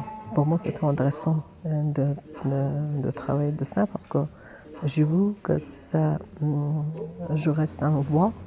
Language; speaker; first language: French; non-native, learner; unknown